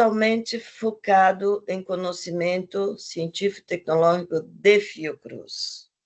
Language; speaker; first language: Portuguese; non-native, fluent; Spanish